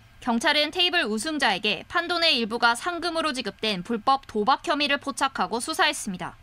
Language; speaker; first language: Korean; native; Korean